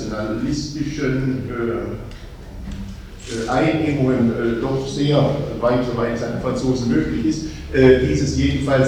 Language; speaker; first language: German; native; German